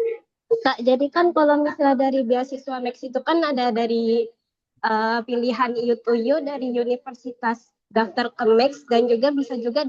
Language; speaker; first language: Indonesian; native; Indonesian